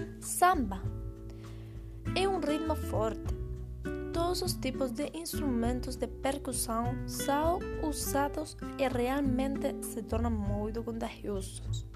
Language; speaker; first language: Spanish; non-native, learner; Portuguese